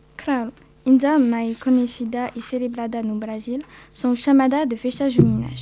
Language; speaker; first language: Portuguese; non-native, learner; French